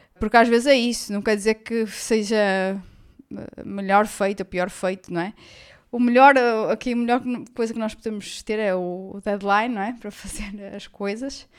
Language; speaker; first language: Portuguese; native; Portuguese